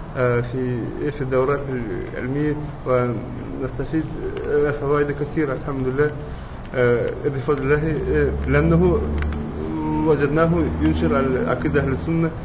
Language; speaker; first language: Arabic; non-native, fluent; Russian